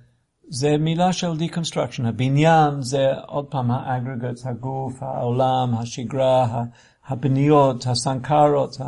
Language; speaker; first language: Hebrew; non-native, fluent; English